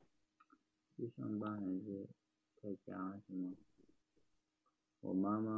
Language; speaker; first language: Chinese; native; Chinese